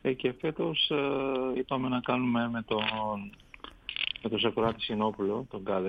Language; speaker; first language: Greek; non-native, fluent; Armenian